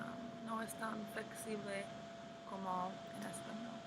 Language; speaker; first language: Spanish; non-native, learner; English